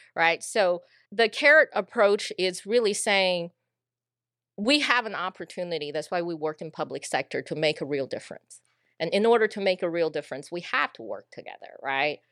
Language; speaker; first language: English; native; English